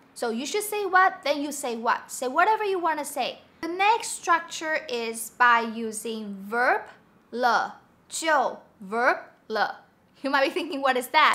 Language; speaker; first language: English; non-native, fluent; Chinese